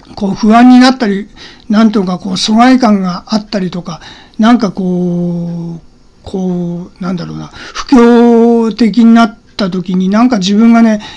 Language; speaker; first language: Japanese; native; Japanese